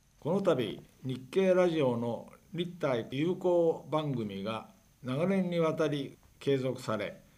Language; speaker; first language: Japanese; native; Japanese